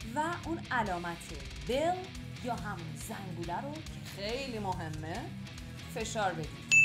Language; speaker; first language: Persian; native; Persian